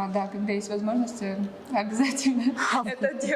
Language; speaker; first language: Russian; native; Russian